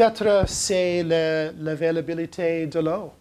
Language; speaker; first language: French; non-native, learner; English